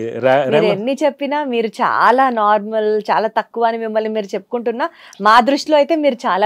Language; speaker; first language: Telugu; native; Telugu